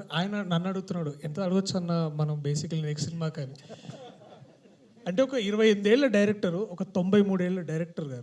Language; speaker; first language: Telugu; native; Telugu